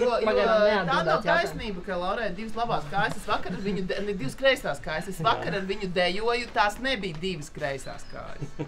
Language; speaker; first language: Latvian; native; Latvian